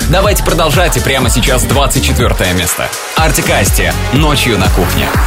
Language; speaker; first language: Russian; native; Russian